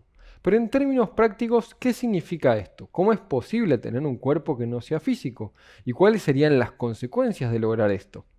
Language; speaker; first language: Spanish; native; Spanish